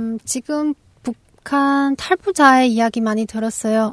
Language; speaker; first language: Korean; non-native, local second language; Chinese